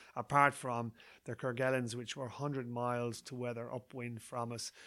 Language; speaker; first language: English; native; English